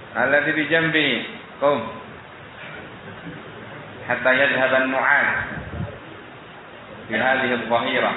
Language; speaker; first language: Arabic; non-native, fluent; Indonesian